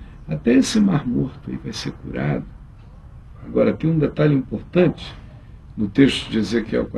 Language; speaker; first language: Portuguese; native; Portuguese